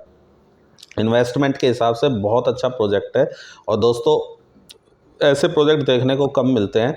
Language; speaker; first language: Hindi; native; Hindi